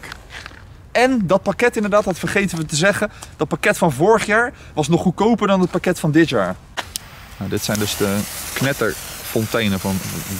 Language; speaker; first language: Dutch; native; Dutch